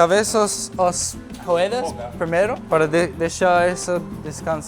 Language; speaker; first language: Portuguese; non-native, learner; English